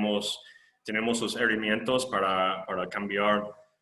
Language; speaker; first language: Spanish; non-native, fluent; English